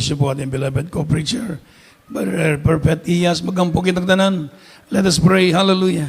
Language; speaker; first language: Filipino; non-native, local second language; Cebuano